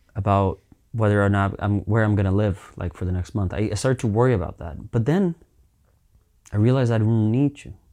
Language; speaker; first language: English; early bilingual, heritage; Finnish